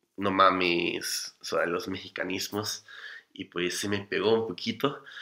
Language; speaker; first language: Spanish; non-native, fluent; English